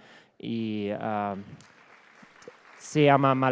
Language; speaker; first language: Spanish; non-native, learner; German